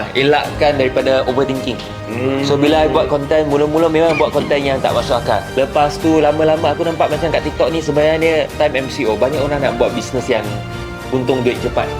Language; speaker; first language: Malay; non-native, local second language; Chinese